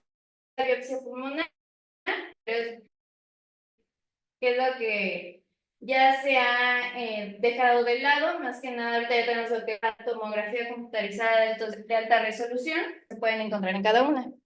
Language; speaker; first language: Spanish; native; Spanish